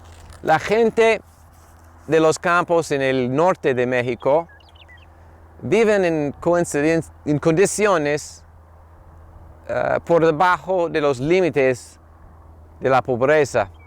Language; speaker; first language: Spanish; non-native, fluent; English